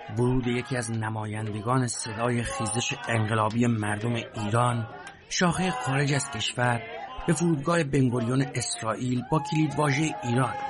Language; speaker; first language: Persian; native; Persian